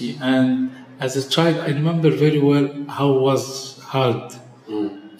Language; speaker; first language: English; non-native, fluent; Arabic